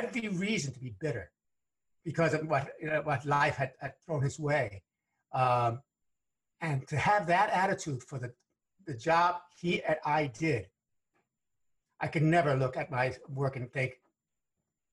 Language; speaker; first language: English; early bilingual, other home language; Spanish